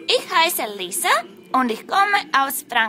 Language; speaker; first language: German; non-native, learner; Latvian